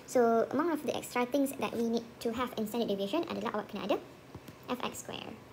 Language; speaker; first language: English; non-native, local second language; Malay